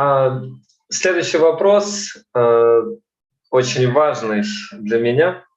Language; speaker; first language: Russian; native; Russian